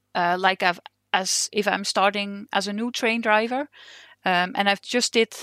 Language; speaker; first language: English; non-native, fluent; Dutch